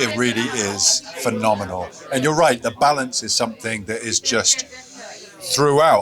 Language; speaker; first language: English; native; English